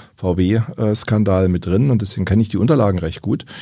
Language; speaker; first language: German; native; German